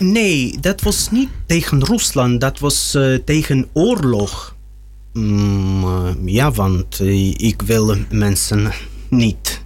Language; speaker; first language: Dutch; non-native, learner; Russian